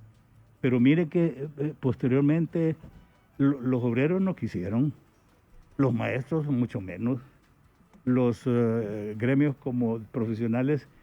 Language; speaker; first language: Spanish; native; Spanish